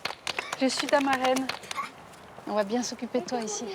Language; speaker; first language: French; native; French